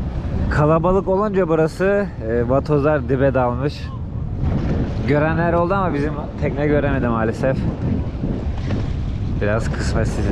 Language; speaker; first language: Turkish; native; Turkish